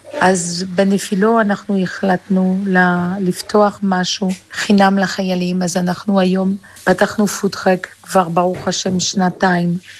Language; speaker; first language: Hebrew; non-native, fluent; French